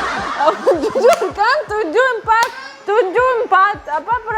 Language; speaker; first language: Indonesian; non-native, learner; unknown